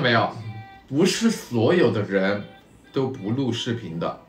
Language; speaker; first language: Chinese; native; Chinese